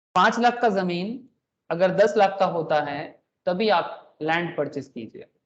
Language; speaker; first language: Hindi; non-native, local second language; Bangla